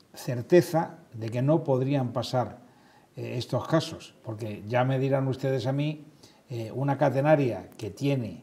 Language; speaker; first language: Spanish; native; Spanish